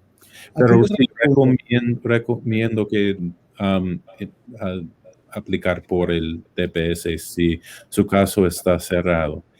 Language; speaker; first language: Spanish; non-native, fluent; English